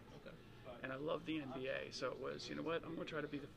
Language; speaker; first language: English; early bilingual, other home language; German